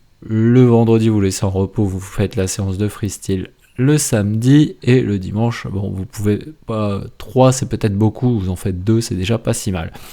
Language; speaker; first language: French; native; French